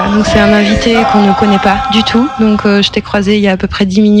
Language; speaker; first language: French; native; French